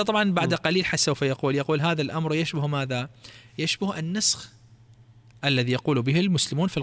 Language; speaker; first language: Arabic; native; Arabic